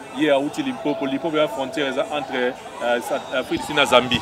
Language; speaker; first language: French; non-native, local second language; Lingala